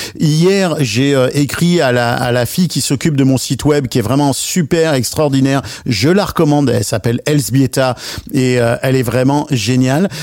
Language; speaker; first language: French; native; French